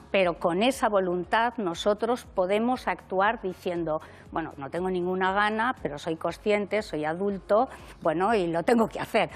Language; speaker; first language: Spanish; native; Spanish